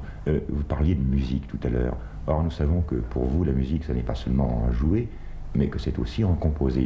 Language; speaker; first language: French; native; French